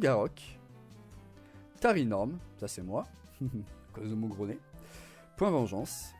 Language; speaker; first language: French; native; French